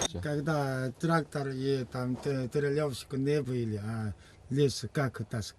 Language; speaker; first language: Russian; non-native, learner; Korean